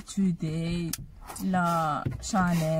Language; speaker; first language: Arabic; native; Arabic